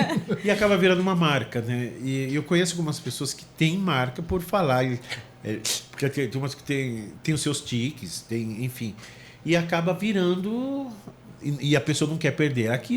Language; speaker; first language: Portuguese; native; Portuguese